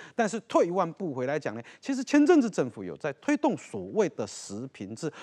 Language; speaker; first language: Chinese; native; Chinese